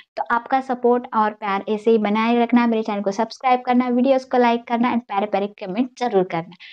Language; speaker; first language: Hindi; non-native, local second language; Marathi